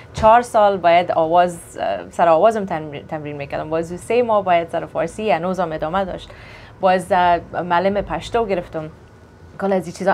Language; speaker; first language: Persian; early bilingual, other home language; English